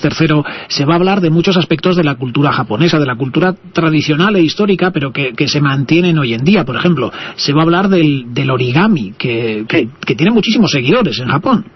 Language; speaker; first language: Spanish; native; Spanish